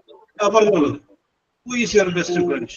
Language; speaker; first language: English; non-native, fluent; Malayalam